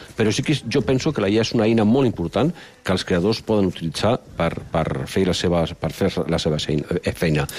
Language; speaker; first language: Catalan; non-native, local second language; Spanish